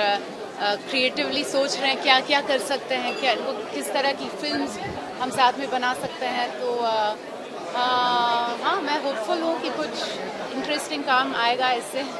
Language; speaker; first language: Hindi; non-native, local second language; French